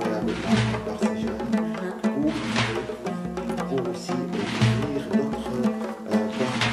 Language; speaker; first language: French; non-native, local second language; Arabic